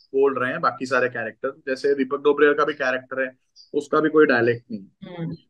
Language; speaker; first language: Hindi; non-native, local second language; Gujarati